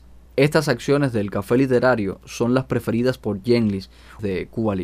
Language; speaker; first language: Spanish; native; Spanish